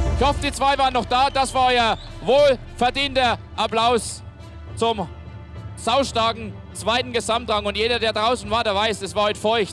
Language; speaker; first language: German; native; German